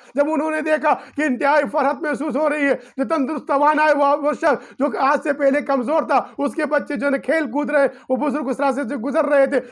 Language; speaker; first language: Urdu; non-native, local second language; Pashto